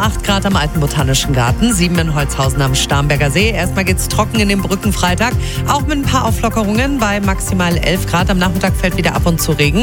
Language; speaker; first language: German; native; German